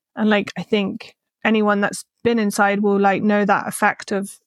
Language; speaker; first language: English; native; English